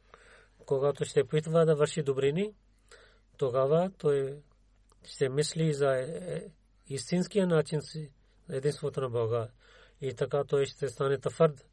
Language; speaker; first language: Bulgarian; non-native, learner; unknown